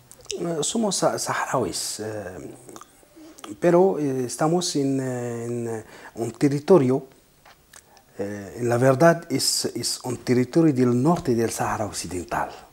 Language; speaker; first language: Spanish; non-native, fluent; Arabic